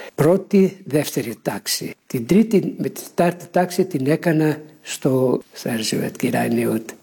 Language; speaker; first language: Greek; early bilingual, heritage; Greek